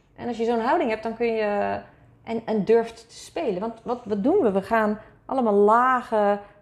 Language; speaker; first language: Dutch; native; Dutch